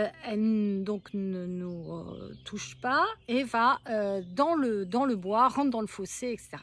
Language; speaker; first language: French; native; French